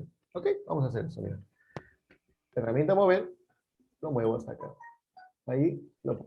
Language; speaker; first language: Spanish; native; Spanish